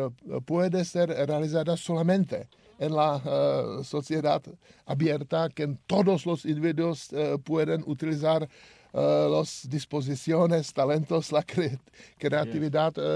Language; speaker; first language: Spanish; non-native, learner; Czech